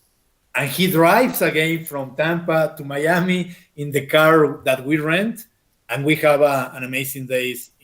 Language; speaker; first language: English; non-native, fluent; Spanish